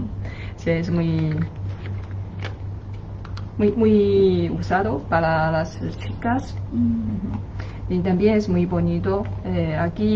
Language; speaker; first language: Spanish; non-native, learner; Chinese